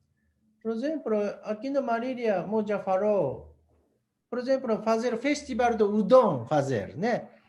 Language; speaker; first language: Portuguese; non-native, learner; Japanese